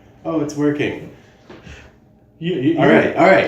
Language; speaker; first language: English; native; English